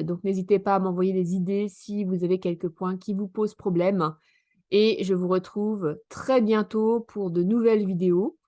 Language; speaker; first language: French; native; French